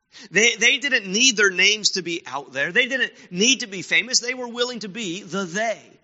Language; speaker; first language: English; native; English